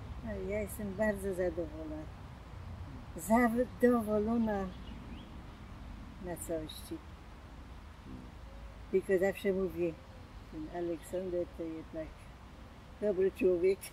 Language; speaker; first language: Polish; non-native, local second language; German